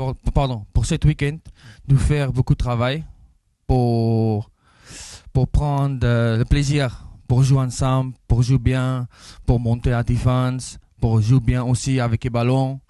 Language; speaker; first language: French; non-native, learner; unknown